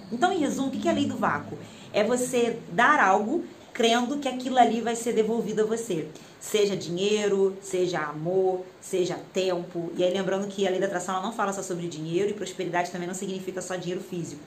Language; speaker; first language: Portuguese; native; Portuguese